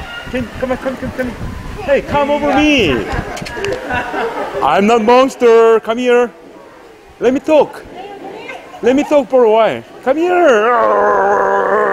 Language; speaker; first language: English; non-native, learner; Korean